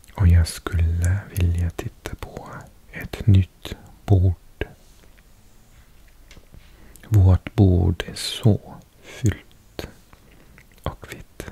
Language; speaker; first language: Swedish; non-native, learner; English